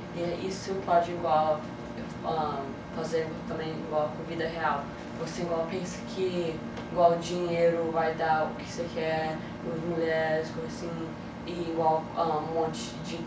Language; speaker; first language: Portuguese; early bilingual, heritage; English